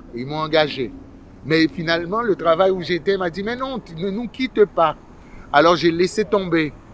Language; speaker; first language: French; early bilingual, other home language; Haitian Creole